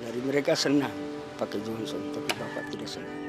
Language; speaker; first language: Indonesian; non-native, local second language; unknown